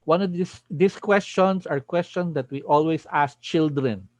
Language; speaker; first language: English; non-native, local second language; Filipino